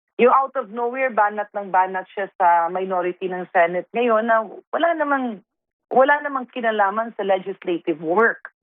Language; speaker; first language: Filipino; non-native, local second language; Waray